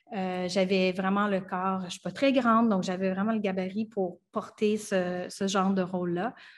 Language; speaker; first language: French; non-native, local second language; English